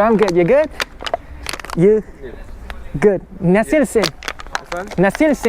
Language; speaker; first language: English; non-native, learner; Thai